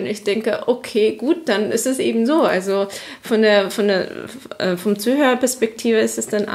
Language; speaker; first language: German; non-native, fluent; Azerbaijani